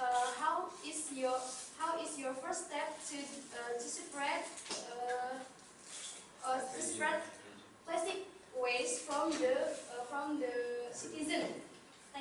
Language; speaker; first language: English; non-native, learner; Indonesian